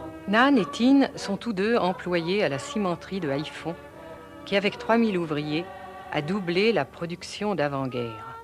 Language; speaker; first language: French; native; French